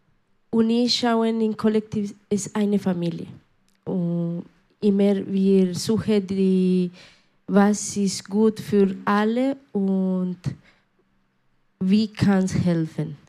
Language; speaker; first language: German; non-native, learner; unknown